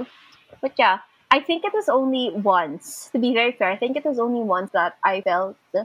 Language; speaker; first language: English; non-native, local second language; Filipino